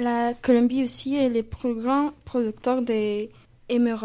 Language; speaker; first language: French; non-native, learner; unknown